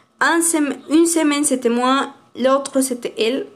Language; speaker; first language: French; non-native, learner; Spanish